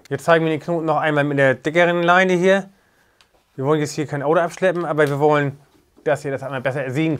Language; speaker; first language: German; native; German